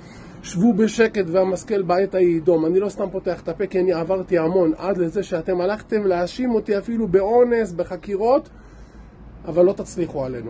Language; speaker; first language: Hebrew; native; Hebrew